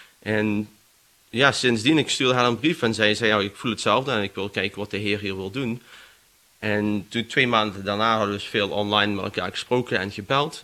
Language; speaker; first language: Dutch; native; Dutch